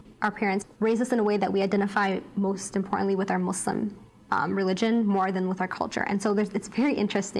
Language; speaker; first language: English; native; English